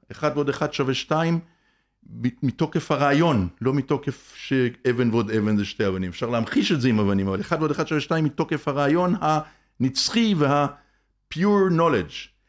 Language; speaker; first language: Hebrew; native; Hebrew